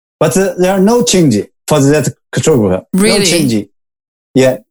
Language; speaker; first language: English; non-native, learner; Japanese